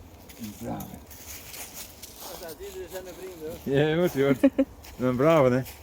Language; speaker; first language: Dutch; native; Dutch